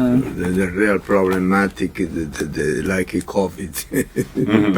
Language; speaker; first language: English; non-native, learner; Italian